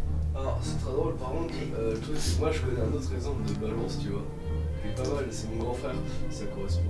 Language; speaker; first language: French; native; French